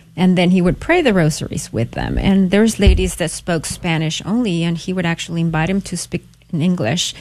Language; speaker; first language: English; non-native, fluent; Spanish